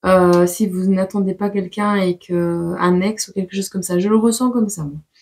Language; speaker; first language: French; native; French